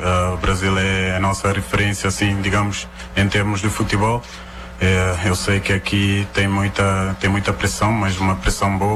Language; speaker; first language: Portuguese; non-native, local second language; Kabuverdianu